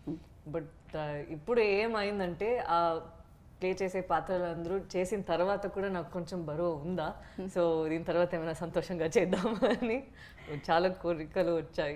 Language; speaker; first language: Telugu; non-native, fluent; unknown